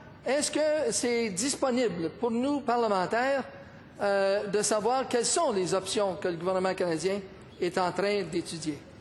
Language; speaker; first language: French; native; French